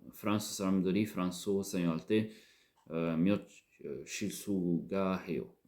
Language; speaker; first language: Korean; non-native, learner; French